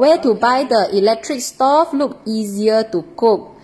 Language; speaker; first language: English; non-native, local second language; Chinese